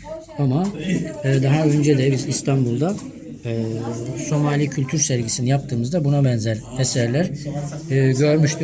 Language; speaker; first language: Turkish; native; Turkish